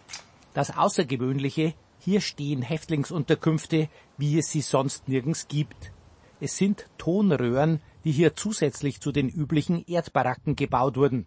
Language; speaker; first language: German; native; German